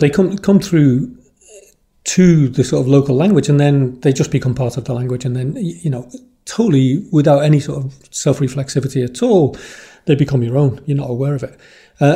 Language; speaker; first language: English; native; English